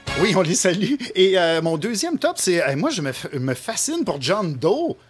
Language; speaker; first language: French; native; French